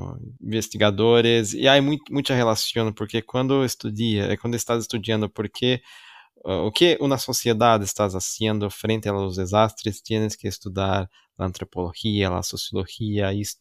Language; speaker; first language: Spanish; non-native, learner; Portuguese